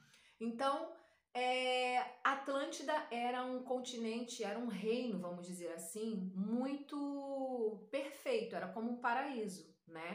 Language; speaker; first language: Portuguese; native; Portuguese